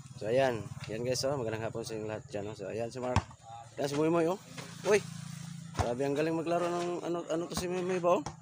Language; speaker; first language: Filipino; non-native, local second language; Cebuano